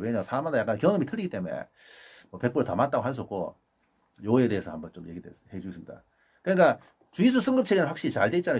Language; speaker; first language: Korean; native; Korean